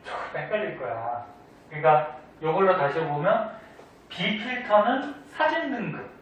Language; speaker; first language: Korean; native; Korean